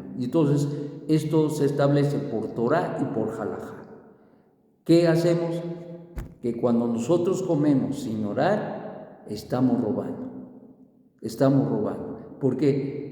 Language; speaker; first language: Spanish; native; Spanish